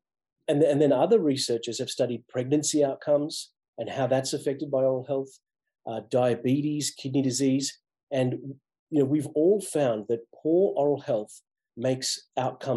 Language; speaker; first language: English; native; English